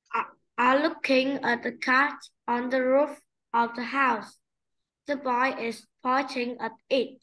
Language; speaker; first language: English; non-native, learner; Vietnamese